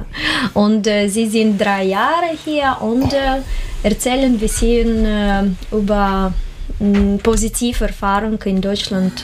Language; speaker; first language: German; non-native, learner; Russian